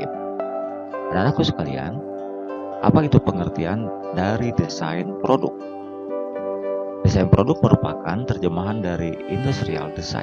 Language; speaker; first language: Indonesian; native; Indonesian